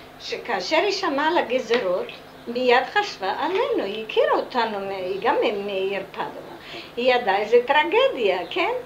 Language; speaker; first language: Hebrew; non-native, fluent; Italian